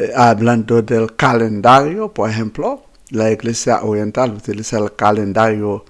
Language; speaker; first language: Spanish; non-native, fluent; Haitian Creole